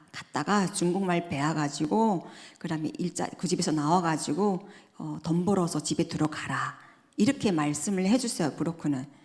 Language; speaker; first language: Korean; native; Korean